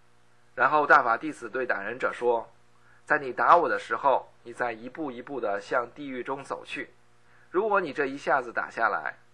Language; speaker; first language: Chinese; native; Chinese